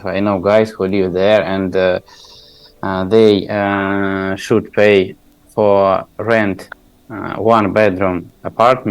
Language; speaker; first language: English; non-native, learner; Tajik